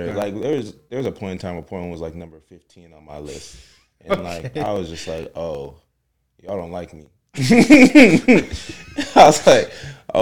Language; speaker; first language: English; native; English